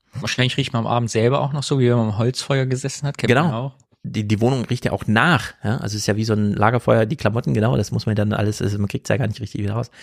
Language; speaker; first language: German; native; German